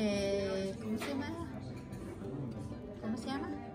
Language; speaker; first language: Spanish; non-native, learner; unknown